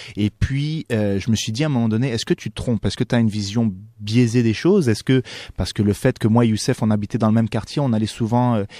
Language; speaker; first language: French; non-native, local second language; Arabic